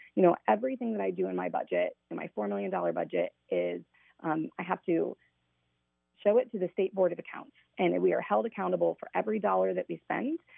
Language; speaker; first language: English; native; English